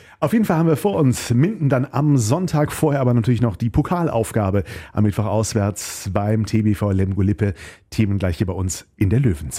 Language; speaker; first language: German; native; German